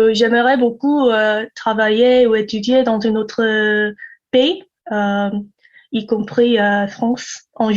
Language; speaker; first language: French; non-native, learner; Korean